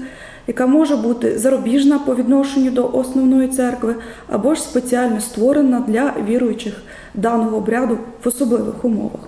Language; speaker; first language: Ukrainian; native; Ukrainian